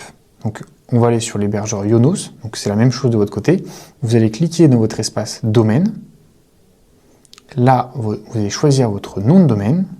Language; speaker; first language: French; native; French